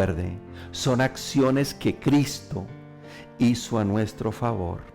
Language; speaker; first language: Spanish; native; Spanish